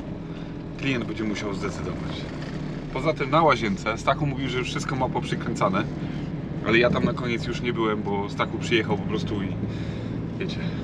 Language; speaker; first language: Polish; native; Polish